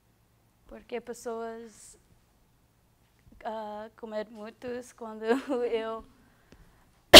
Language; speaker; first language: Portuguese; non-native, learner; English